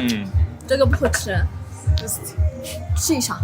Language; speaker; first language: Chinese; non-native, learner; Amharic